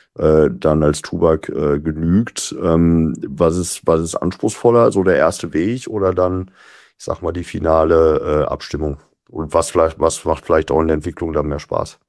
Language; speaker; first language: German; native; German